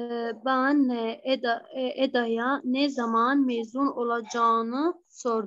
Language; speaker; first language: Turkish; non-native, learner; Arabic